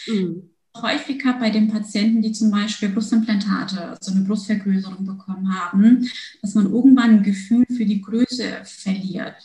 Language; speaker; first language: German; early bilingual, other home language; Turkish